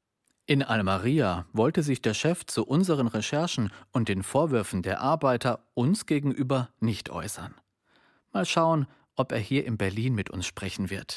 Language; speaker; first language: German; native; German